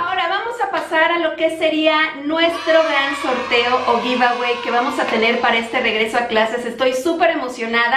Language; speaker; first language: Spanish; native; Spanish